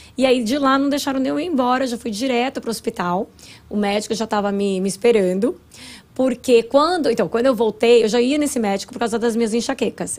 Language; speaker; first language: Portuguese; native; Portuguese